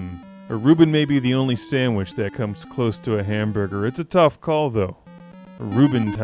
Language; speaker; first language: English; native; English